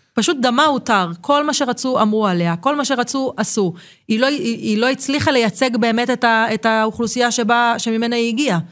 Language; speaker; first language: Hebrew; native; Hebrew